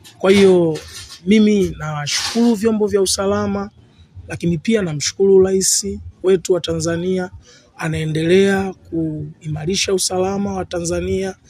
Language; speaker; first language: Swahili; native; Swahili